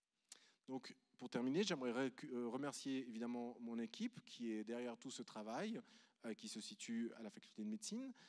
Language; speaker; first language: French; native; French